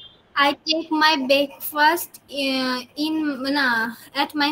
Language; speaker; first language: English; non-native, learner; Bangla